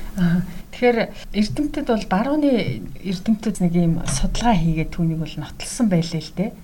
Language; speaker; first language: Mongolian; native; Mongolian